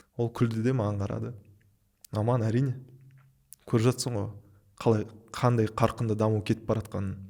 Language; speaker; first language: Kazakh; non-native, local second language; Russian